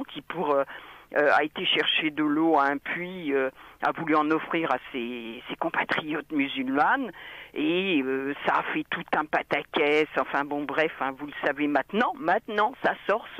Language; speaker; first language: French; native; French